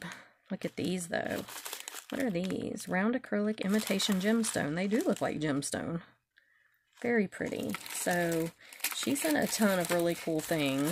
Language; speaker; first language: English; native; English